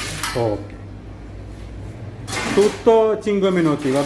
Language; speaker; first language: Italian; non-native, learner; Malayalam